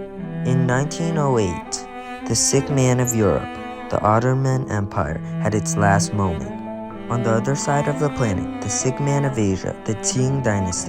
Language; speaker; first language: English; non-native, fluent; Chinese